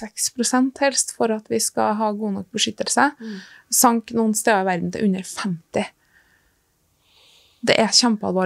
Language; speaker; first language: Norwegian; native; Norwegian